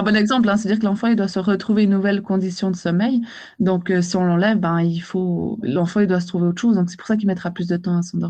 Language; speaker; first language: French; native; French